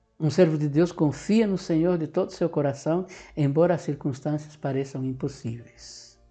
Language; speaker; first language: Portuguese; non-native, fluent; Spanish